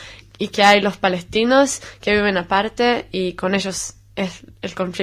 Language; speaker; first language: Spanish; non-native, fluent; Hebrew